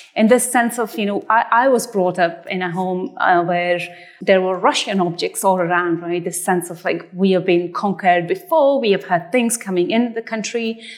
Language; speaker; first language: English; non-native, fluent; Persian